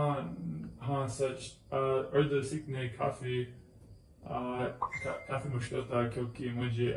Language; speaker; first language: Hindi; non-native, learner; English